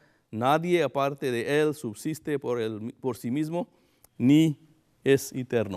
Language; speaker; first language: Spanish; non-native, fluent; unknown